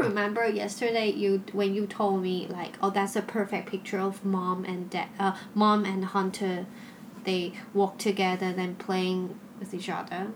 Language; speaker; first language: English; non-native, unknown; Chinese